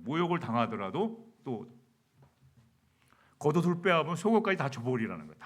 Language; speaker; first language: Korean; native; Korean